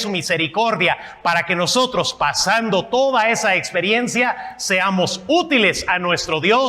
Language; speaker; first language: Spanish; non-native, fluent; English